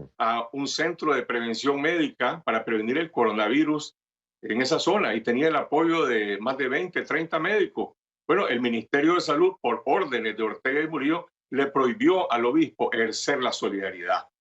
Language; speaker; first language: Spanish; native; Spanish